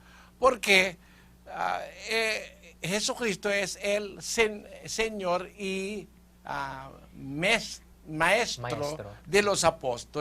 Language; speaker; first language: Spanish; non-native, fluent; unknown